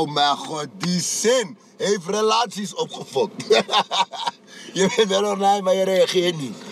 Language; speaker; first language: Dutch; native; Dutch